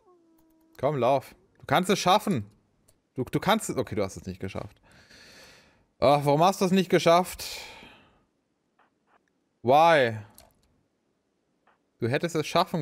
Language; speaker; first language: German; native; German